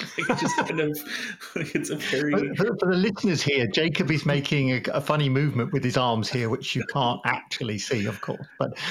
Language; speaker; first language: English; native; English